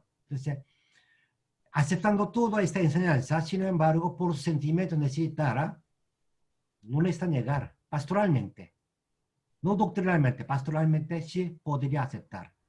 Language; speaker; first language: Spanish; non-native, learner; Korean